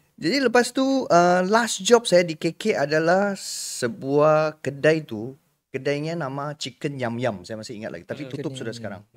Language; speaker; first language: Malay; native; Malay